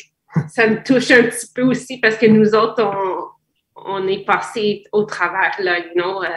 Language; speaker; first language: French; non-native, fluent; English